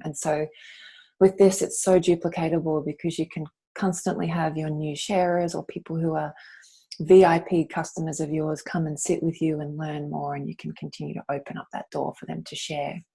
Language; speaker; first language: English; native; English